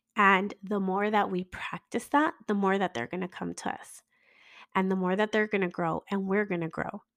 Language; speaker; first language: English; native; English